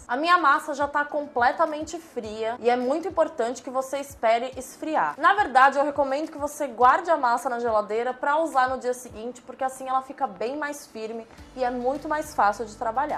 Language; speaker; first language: Portuguese; native; Portuguese